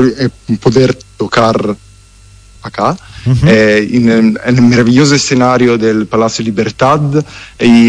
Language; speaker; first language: Spanish; non-native, fluent; Italian